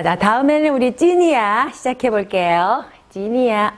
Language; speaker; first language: Korean; native; Korean